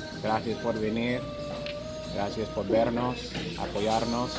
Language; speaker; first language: Spanish; non-native, learner; English